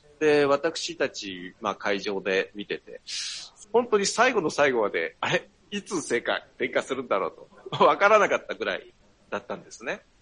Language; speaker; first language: Japanese; native; Japanese